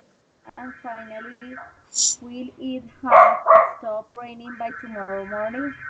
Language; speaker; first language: English; non-native, learner; Spanish